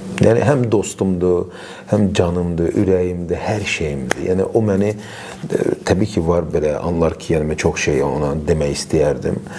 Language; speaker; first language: Azerbaijani; non-native, local second language; Russian